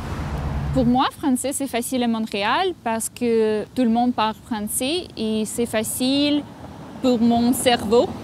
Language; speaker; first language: French; non-native, learner; Russian